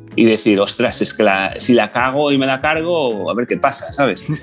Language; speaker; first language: Spanish; native; Spanish